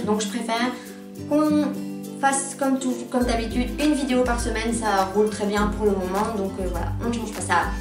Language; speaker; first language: French; native; French